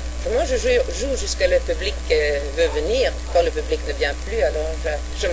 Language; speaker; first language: French; non-native, fluent; Swedish